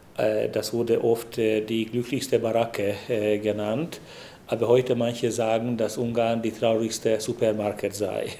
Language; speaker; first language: German; non-native, fluent; Hungarian